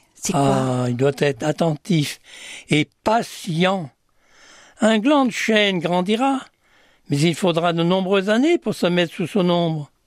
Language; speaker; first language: French; native; French